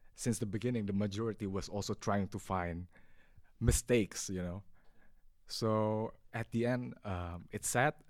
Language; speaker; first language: English; non-native, fluent; Indonesian